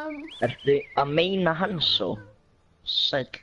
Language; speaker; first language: Icelandic; early bilingual, other home language; Norwegian